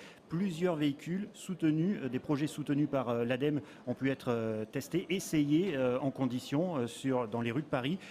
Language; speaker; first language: French; native; French